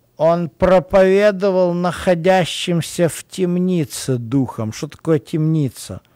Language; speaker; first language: Russian; native; Russian